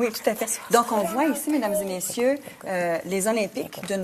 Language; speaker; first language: French; native; French